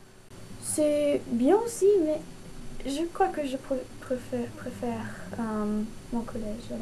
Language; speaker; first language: French; non-native, learner; German